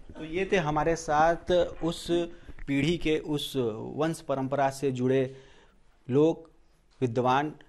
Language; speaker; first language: Hindi; native; Hindi